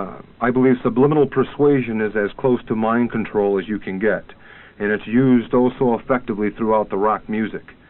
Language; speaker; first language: English; native; English